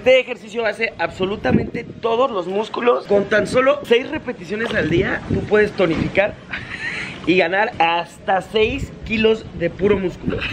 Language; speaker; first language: Spanish; native; Spanish